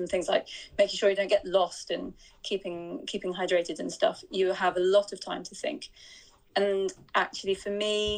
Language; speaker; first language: English; native; English